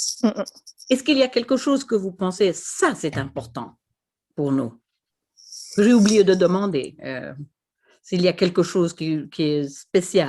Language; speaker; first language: French; non-native, fluent; Swedish